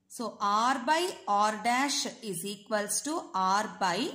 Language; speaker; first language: English; non-native, local second language; Telugu